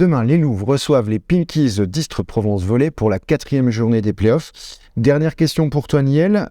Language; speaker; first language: French; native; French